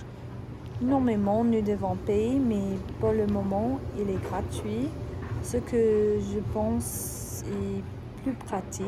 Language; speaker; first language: French; non-native, learner; English